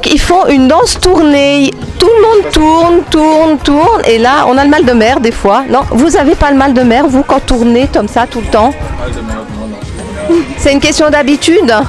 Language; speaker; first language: French; native; French